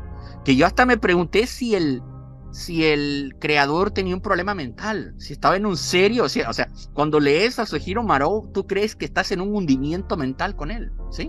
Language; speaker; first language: Spanish; native; Spanish